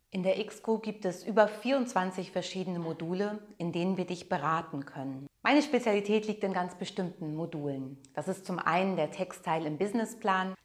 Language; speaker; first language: German; native; German